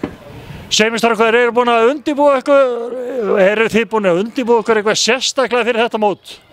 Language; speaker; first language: Icelandic; native; Icelandic